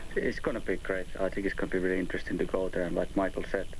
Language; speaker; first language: English; non-native, fluent; Finnish